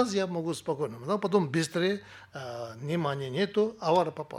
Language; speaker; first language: Russian; non-native, learner; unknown